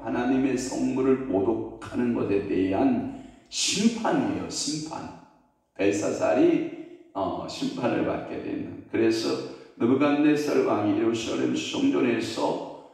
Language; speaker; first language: Korean; native; Korean